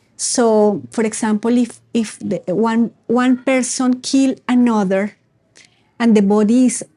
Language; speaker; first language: English; non-native, fluent; Spanish